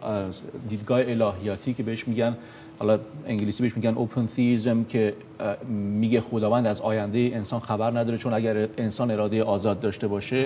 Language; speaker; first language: Persian; native; Persian